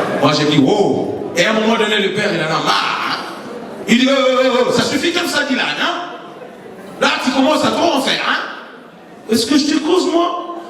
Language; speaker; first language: French; non-native, local second language; Lingala